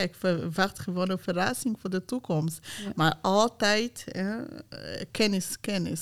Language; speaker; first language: Dutch; non-native, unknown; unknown